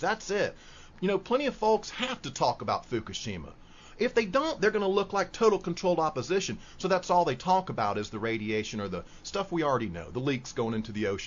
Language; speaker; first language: English; native; English